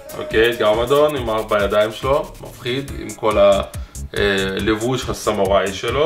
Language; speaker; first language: Hebrew; native; Hebrew